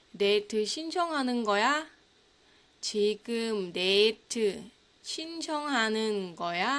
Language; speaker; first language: Korean; non-native, fluent; Thai